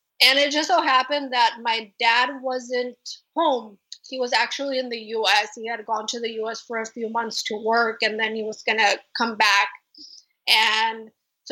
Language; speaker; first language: English; early bilingual, other home language; Spanish